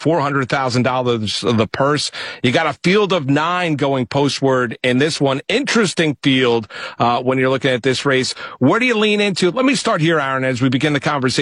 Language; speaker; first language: English; native; English